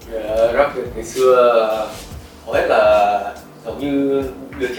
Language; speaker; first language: Vietnamese; native; Vietnamese